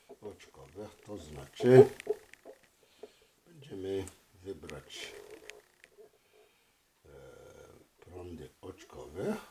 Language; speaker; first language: Polish; non-native, fluent; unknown